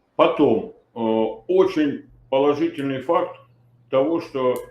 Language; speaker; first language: Russian; native; Russian